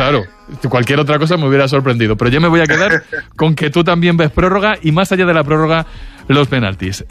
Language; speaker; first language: Spanish; native; Spanish